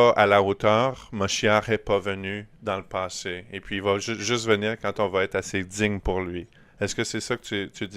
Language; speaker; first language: French; native; French